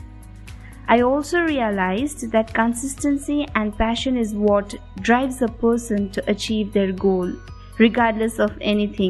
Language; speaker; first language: English; non-native, local second language; Nepali